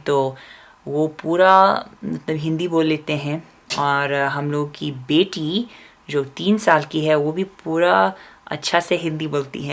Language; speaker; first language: Hindi; non-native, fluent; English